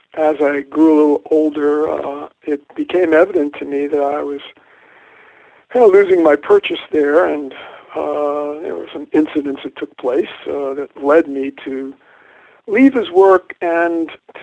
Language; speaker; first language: English; native; English